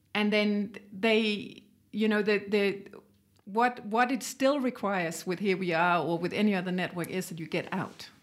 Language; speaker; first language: English; non-native, fluent; Danish